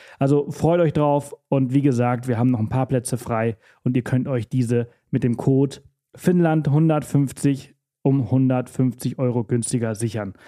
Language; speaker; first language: German; native; German